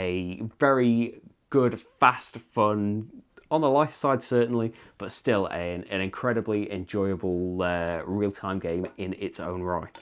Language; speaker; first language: English; native; English